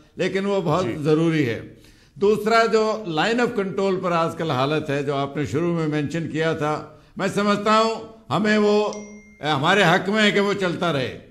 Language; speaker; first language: Hindi; native; Hindi